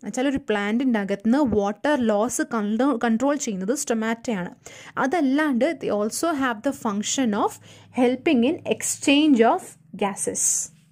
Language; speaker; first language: English; non-native, local second language; Malayalam